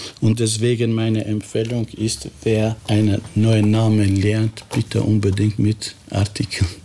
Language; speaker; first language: German; non-native, fluent; Albanian